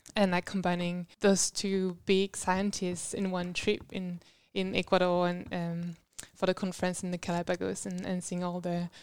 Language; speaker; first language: English; non-native, fluent; French